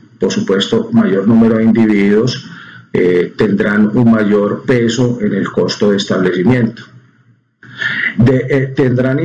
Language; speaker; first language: Spanish; native; Spanish